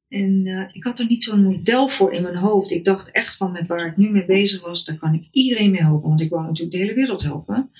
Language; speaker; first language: Dutch; native; Dutch